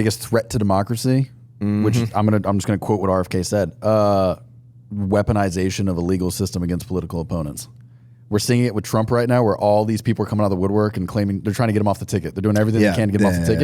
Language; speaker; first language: English; native; English